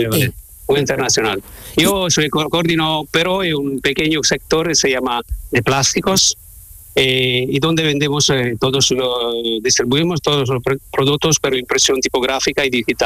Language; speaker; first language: Spanish; non-native, learner; Italian